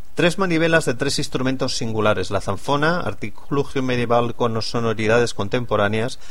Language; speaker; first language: Spanish; non-native, local second language; Catalan